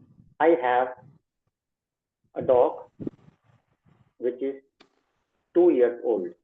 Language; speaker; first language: English; non-native, local second language; Hindi